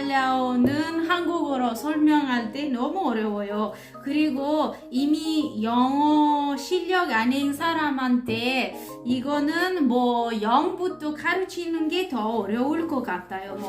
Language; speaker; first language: Korean; non-native, learner; Italian